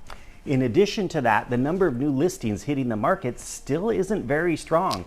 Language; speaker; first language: English; native; English